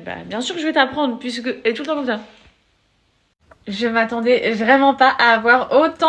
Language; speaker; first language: French; native; French